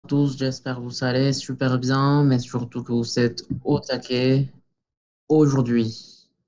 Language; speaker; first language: French; non-native, fluent; Spanish